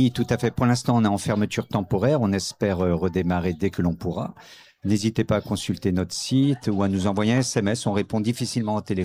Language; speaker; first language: French; native; French